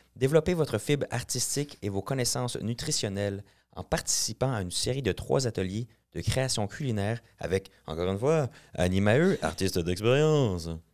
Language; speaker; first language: French; native; French